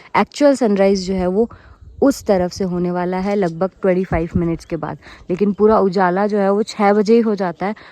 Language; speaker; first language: Hindi; native; Hindi